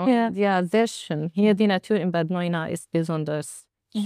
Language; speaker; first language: German; non-native, learner; Arabic